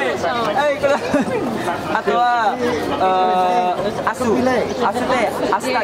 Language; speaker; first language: Japanese; non-native, learner; Indonesian